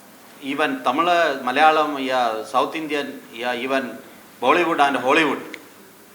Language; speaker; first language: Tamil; non-native, learner; Malayalam